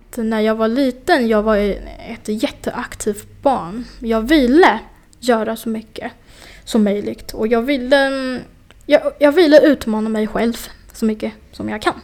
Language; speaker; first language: Swedish; non-native, fluent; Chinese